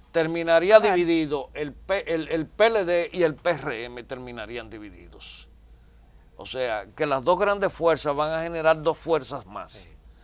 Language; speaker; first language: Spanish; native; Spanish